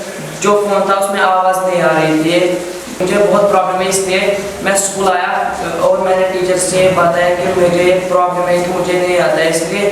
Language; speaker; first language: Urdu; non-native, local second language; Kashmiri